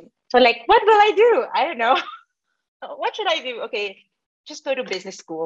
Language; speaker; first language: English; non-native, local second language; Filipino